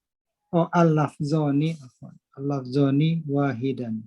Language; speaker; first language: Arabic; non-native, learner; Indonesian